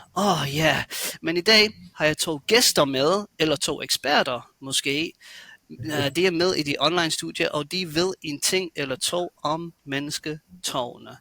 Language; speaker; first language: Danish; native; Danish